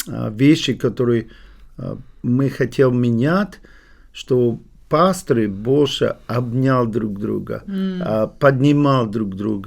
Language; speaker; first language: Russian; non-native, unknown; English